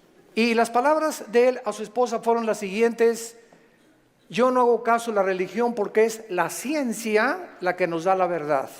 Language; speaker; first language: Spanish; native; Spanish